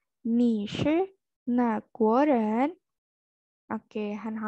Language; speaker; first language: Chinese; non-native, fluent; Indonesian